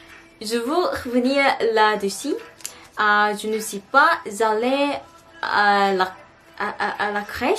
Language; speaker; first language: French; non-native, learner; Korean